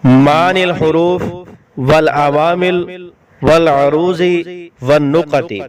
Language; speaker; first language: Arabic; non-native, fluent; Urdu